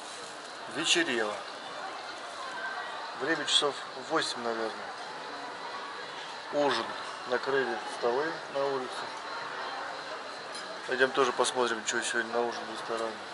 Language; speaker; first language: Russian; native; Russian